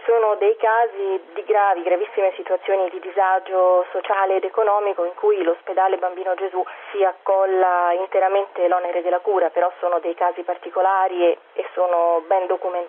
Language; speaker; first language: Italian; native; Italian